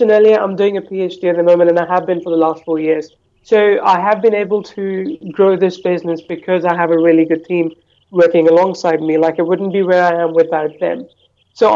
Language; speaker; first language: English; non-native, local second language; Hindi